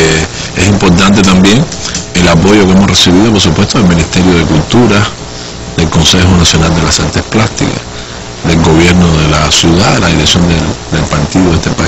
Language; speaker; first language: Spanish; native; Spanish